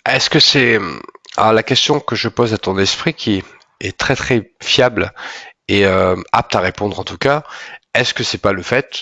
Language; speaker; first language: French; native; French